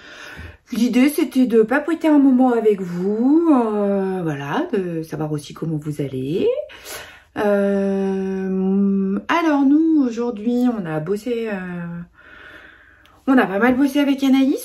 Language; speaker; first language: French; native; French